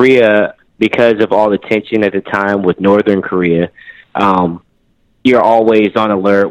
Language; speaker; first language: English; native; English